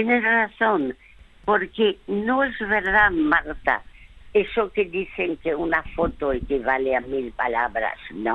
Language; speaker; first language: Spanish; early bilingual, other home language; French